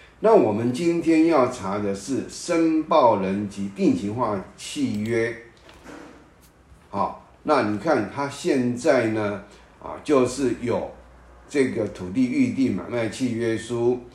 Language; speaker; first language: Chinese; native; Chinese